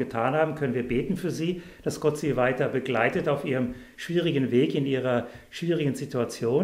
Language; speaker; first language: German; native; German